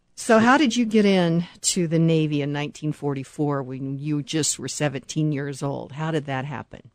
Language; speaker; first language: English; native; English